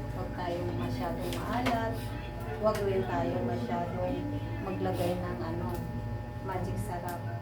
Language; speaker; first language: Filipino; non-native, local second language; Cebuano